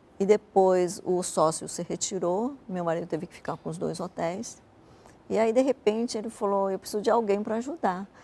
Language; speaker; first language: Portuguese; early bilingual, other home language; Japanese